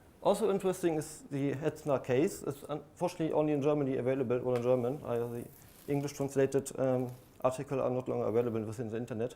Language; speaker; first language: English; non-native, fluent; German